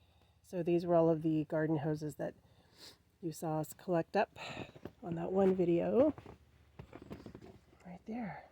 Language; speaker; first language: English; native; English